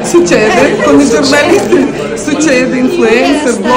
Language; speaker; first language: Italian; non-native, fluent; Russian